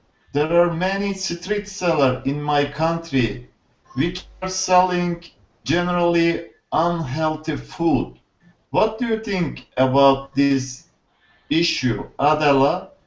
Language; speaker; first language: English; non-native, learner; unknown